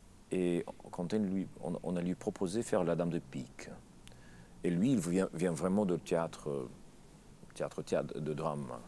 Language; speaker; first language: French; non-native, fluent; Russian